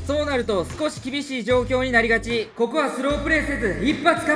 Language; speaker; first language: Japanese; native; Japanese